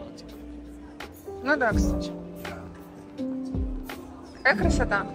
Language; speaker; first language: Russian; native; Russian